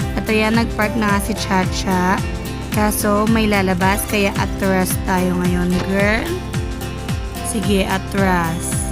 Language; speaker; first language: Filipino; non-native, local second language; Pampanga